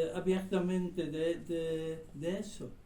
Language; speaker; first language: Spanish; non-native, fluent; German